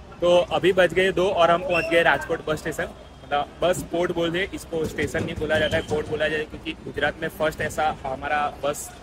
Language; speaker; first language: Hindi; non-native, local second language; Gujarati